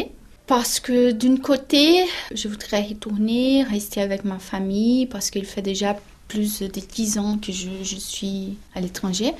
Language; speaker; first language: French; non-native, fluent; Portuguese